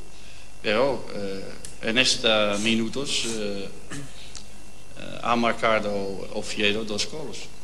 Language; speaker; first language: Spanish; non-native, learner; Dutch